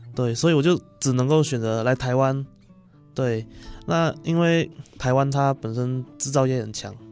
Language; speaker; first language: Chinese; native; Chinese